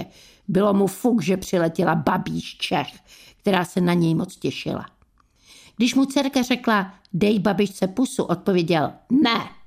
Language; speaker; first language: Czech; native; Czech